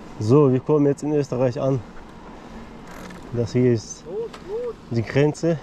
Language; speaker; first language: German; non-native, fluent; Russian